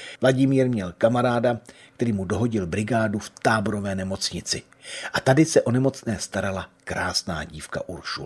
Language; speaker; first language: Czech; native; Czech